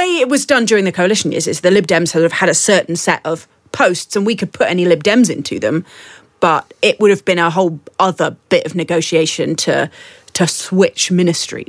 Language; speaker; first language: English; native; English